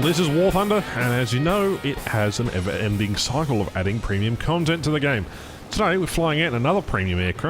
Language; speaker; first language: English; native; English